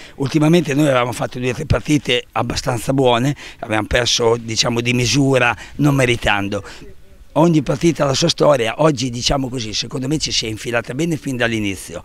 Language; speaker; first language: Italian; native; Italian